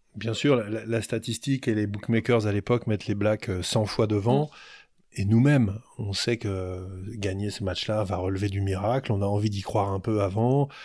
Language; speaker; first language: French; native; French